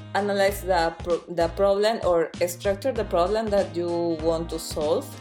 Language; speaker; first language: English; non-native, fluent; Spanish